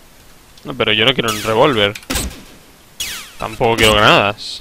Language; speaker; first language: Spanish; native; Spanish